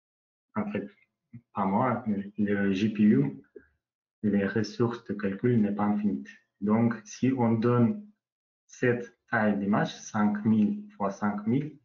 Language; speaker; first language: French; non-native, learner; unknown